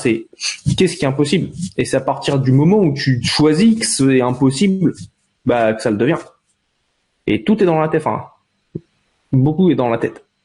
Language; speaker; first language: French; native; French